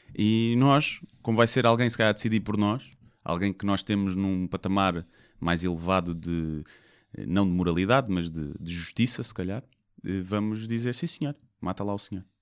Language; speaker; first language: Portuguese; native; Portuguese